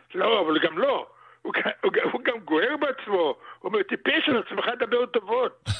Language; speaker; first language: Hebrew; early bilingual, other home language; Russian